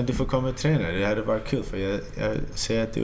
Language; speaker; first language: Swedish; early bilingual, heritage; Swedish